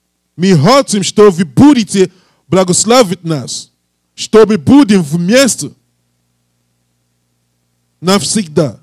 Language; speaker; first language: Russian; non-native, learner; English